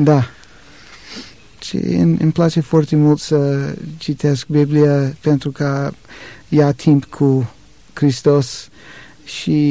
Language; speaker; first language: Romanian; non-native, learner; English